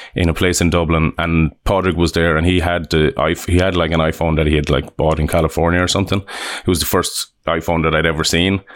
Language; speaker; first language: English; native; English